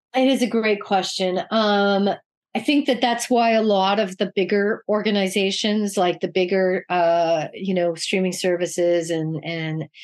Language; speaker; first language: English; native; English